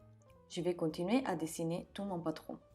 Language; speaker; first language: French; non-native, fluent; Italian